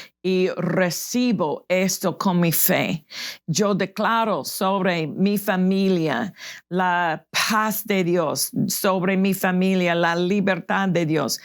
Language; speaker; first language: Spanish; non-native, fluent; English